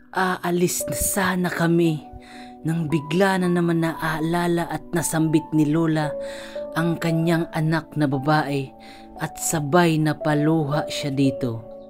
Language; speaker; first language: Filipino; non-native, local second language; Bikol